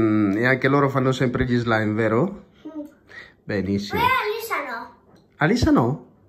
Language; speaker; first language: Italian; native; Italian